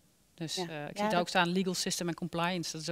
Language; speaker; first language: Dutch; native; Dutch